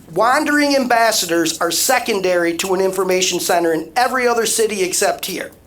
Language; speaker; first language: English; native; English